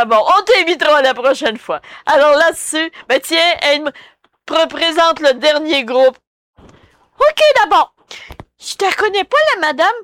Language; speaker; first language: French; native; French